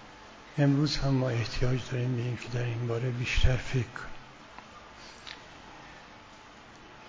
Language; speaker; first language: Persian; native; Persian